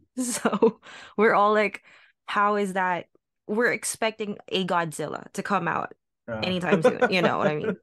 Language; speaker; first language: English; non-native, local second language; Filipino